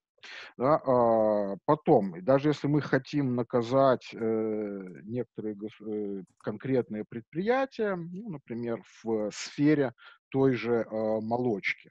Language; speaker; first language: Russian; native; Russian